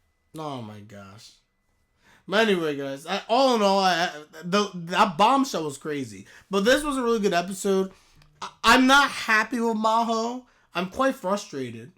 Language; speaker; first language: English; native; English